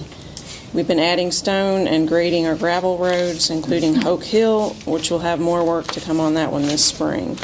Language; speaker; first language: English; native; English